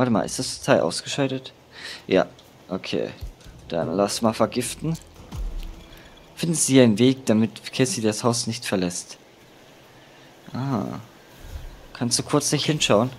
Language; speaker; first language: German; native; German